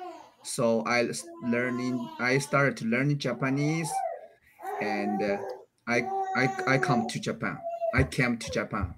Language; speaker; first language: English; non-native, learner; Chinese